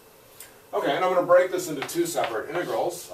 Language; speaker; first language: English; native; English